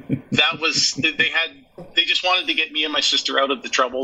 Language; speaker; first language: English; native; English